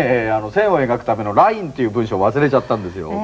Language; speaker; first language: Japanese; native; Japanese